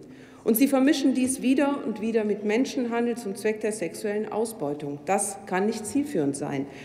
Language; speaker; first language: German; native; German